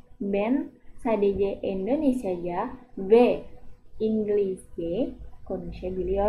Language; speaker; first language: Turkish; non-native, fluent; Indonesian